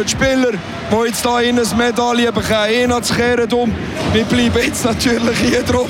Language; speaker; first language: German; native; German